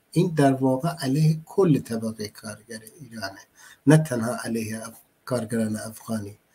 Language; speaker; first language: Persian; native; Persian